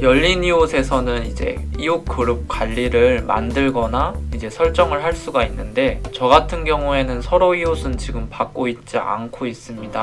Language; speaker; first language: Korean; native; Korean